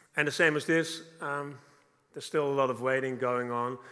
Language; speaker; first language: English; non-native, fluent; Dutch